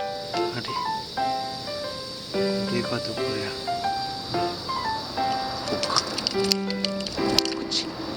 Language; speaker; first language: Japanese; native; Japanese